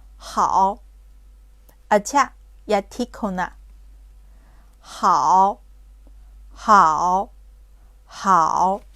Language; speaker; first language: Hindi; non-native, fluent; Chinese